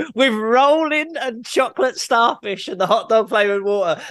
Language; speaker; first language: English; native; English